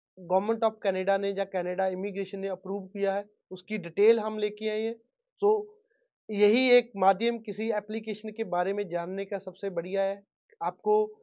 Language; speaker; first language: Hindi; non-native, local second language; Punjabi